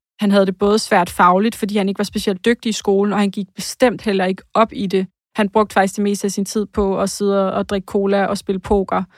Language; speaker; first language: Danish; native; Danish